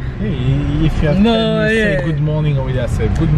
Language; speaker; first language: English; non-native, fluent; French